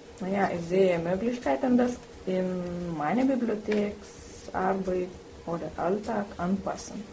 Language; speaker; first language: German; non-native, learner; Lithuanian